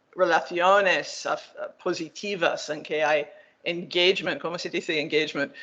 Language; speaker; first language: Spanish; non-native, learner; English